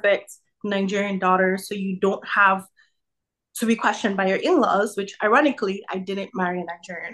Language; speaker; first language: English; native; English